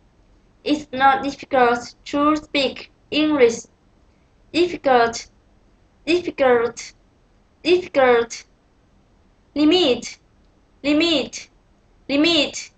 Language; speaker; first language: English; non-native, learner; Vietnamese